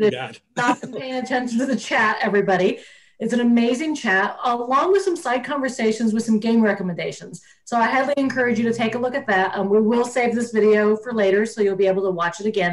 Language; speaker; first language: English; native; English